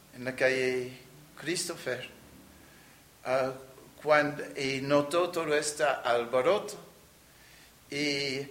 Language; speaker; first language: Spanish; non-native, fluent; English